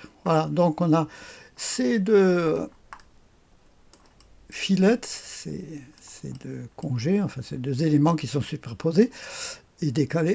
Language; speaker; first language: French; native; French